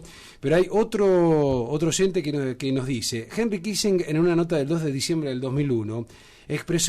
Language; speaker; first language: Spanish; native; Spanish